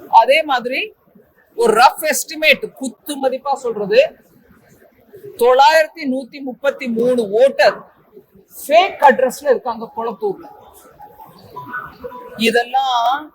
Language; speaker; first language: Tamil; native; Tamil